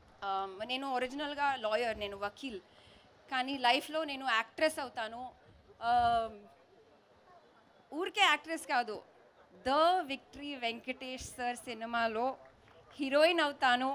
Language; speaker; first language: Telugu; non-native, fluent; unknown